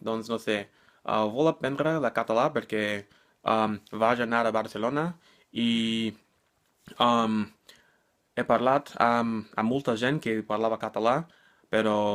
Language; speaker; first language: Catalan; non-native, learner; English